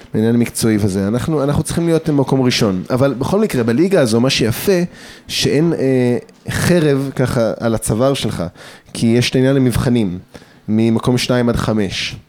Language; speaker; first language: Hebrew; early bilingual, other home language; English